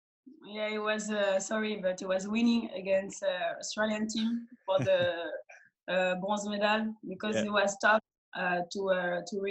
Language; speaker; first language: English; non-native, fluent; French